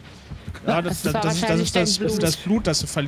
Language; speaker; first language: German; native; German